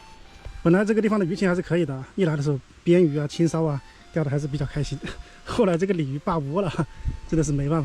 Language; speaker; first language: Chinese; native; Chinese